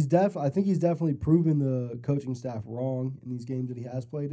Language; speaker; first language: English; native; English